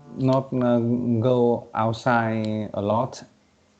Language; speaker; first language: English; non-native, learner; Vietnamese